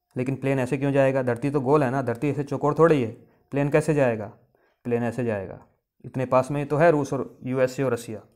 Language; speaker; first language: Hindi; native; Hindi